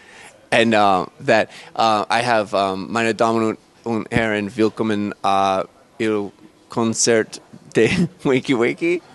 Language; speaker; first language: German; non-native, learner; English